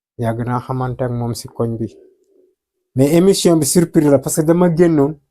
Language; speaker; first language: Wolof; non-native, local second language; Fula